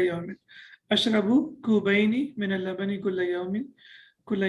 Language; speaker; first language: Arabic; non-native, fluent; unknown